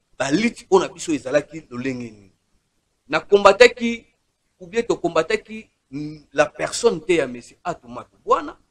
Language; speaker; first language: Lingala; non-native, local second language; Kongo